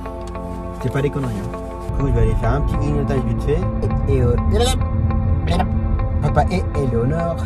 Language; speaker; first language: French; native; French